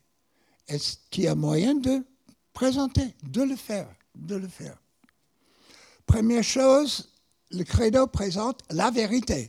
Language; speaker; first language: French; non-native, fluent; English